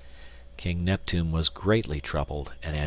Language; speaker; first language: English; native; English